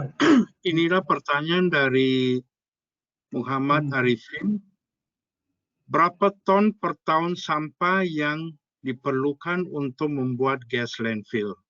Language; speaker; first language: Indonesian; non-native, fluent; English